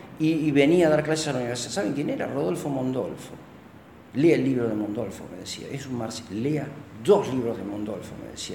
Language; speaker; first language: Spanish; native; Spanish